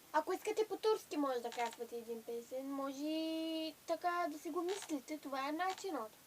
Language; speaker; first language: Bulgarian; non-native, local second language; Turkish